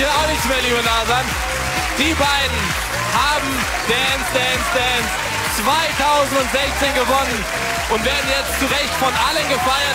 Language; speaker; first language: German; native; German